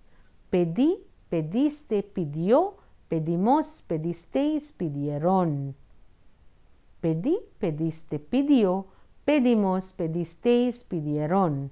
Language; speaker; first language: Spanish; non-native, fluent; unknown